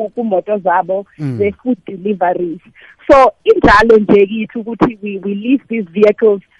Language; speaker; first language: South Ndebele; non-native, local second language; Venda